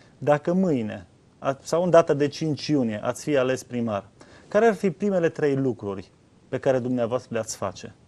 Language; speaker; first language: Romanian; native; Romanian